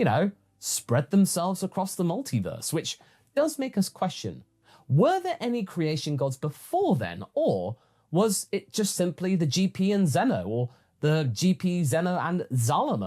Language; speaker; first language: English; native; English